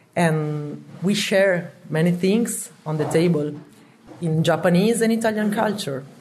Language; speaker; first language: English; non-native, learner; Italian